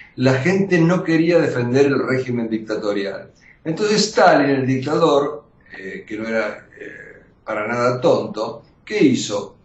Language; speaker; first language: Spanish; early bilingual, other home language; Russian